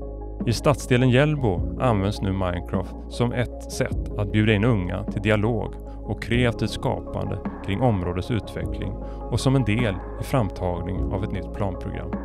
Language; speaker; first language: Swedish; native; Swedish